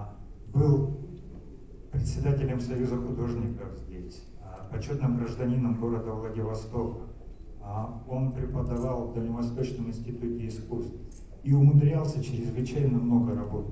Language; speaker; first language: Russian; native; Russian